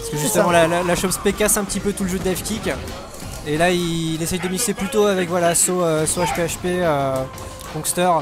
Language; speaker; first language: French; native; French